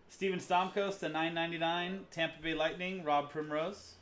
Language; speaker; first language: English; native; English